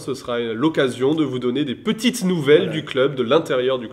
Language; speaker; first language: French; native; French